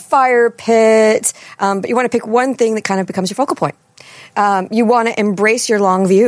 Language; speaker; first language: English; native; English